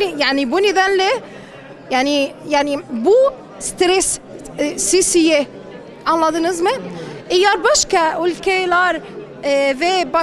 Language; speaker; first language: Turkish; non-native, learner; Arabic